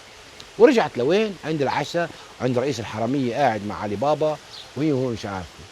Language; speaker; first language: Arabic; native; Arabic